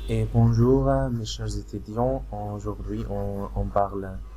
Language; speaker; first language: French; non-native, fluent; Arabic